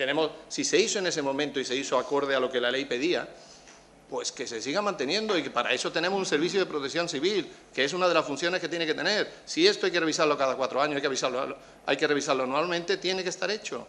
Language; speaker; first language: Spanish; native; Spanish